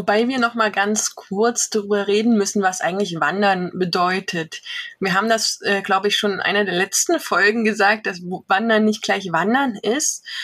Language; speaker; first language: German; native; German